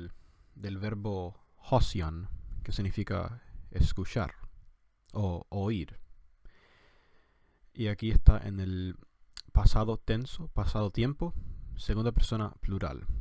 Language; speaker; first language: Spanish; non-native, fluent; English